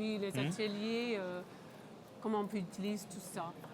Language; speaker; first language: French; non-native, local second language; English